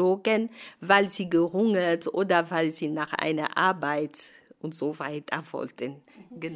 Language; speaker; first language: German; non-native, fluent; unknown